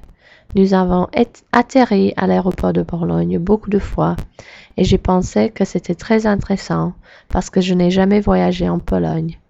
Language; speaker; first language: French; non-native, learner; English